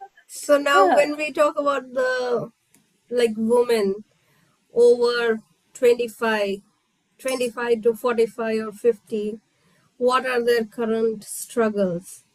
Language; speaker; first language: English; non-native, local second language; Hindi